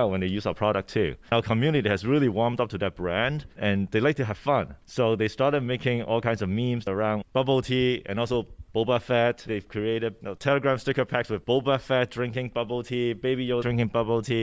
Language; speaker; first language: English; early bilingual, other home language; Cantonese